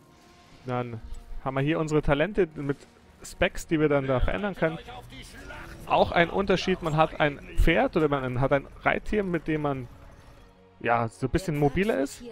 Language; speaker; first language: German; native; German